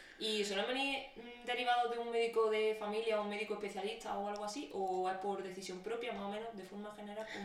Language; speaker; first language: Spanish; native; Spanish